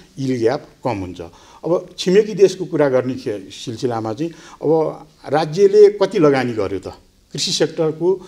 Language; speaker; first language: Nepali; native; Nepali